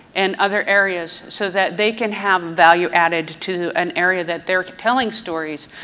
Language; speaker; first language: English; native; English